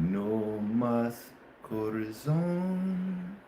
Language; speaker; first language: Spanish; non-native, learner; English